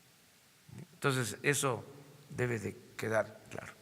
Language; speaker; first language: Spanish; native; Spanish